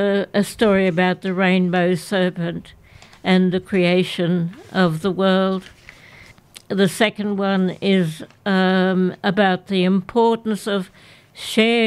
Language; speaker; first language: English; native; English